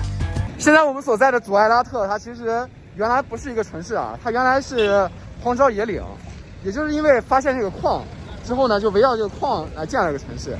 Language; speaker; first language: Chinese; native; Chinese